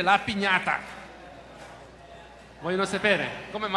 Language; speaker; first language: Italian; early bilingual, heritage; Italian